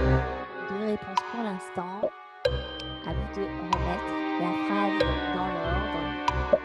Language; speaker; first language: French; native; French